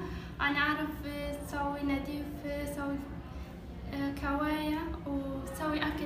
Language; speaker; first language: Arabic; non-native, learner; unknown